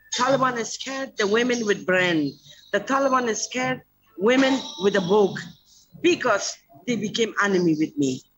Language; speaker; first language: English; non-native, learner; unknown